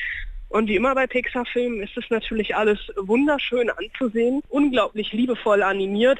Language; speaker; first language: German; native; German